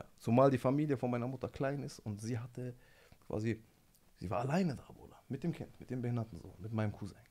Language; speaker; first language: German; early bilingual, other home language; Albanian